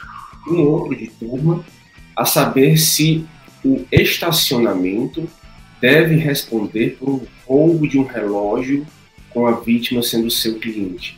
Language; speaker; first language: Portuguese; native; Portuguese